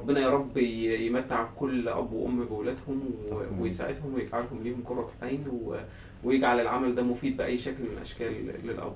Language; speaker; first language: Arabic; native; Arabic